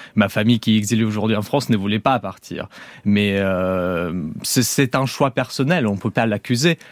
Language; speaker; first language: French; non-native, fluent; Russian